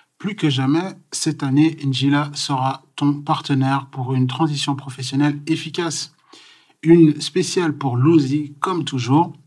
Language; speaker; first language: French; native; French